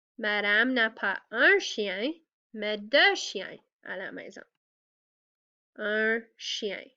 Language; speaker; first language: French; non-native, fluent; English